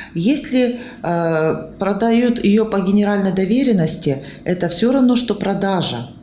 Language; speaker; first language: Russian; native; Russian